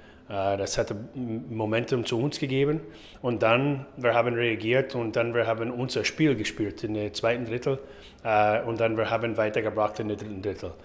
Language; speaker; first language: German; non-native, fluent; English